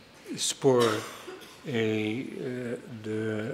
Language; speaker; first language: French; non-native, fluent; Dutch